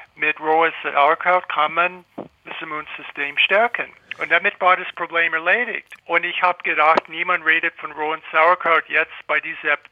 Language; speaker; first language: German; non-native, fluent; English